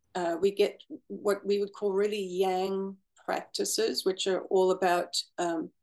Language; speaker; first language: English; native; English